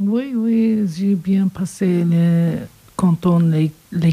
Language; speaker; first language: French; non-native, learner; Turkish